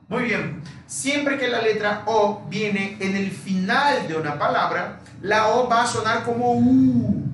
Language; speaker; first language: Spanish; non-native, fluent; Portuguese